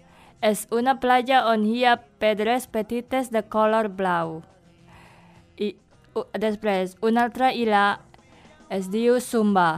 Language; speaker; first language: Catalan; non-native, learner; Indonesian